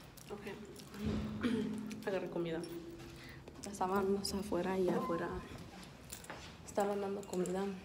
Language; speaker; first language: Spanish; early bilingual, heritage; Spanish